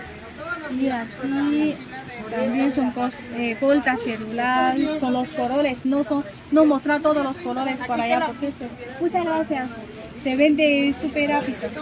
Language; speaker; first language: Spanish; non-native, learner; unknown